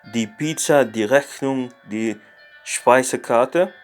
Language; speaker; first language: German; non-native, learner; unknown